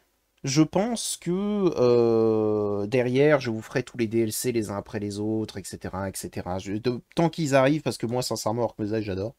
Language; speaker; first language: French; native; French